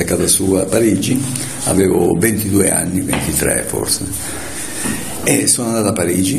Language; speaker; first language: Italian; native; Italian